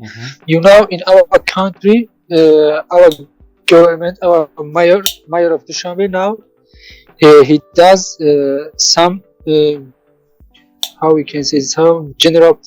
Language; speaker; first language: English; non-native, learner; Tajik